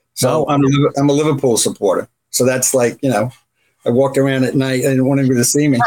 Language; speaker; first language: English; native; English